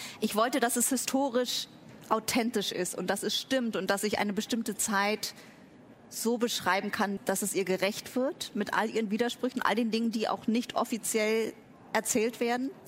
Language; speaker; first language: German; early bilingual, other home language; Vietnamese